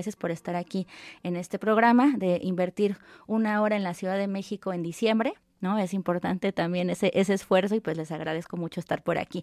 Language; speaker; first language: Spanish; native; Spanish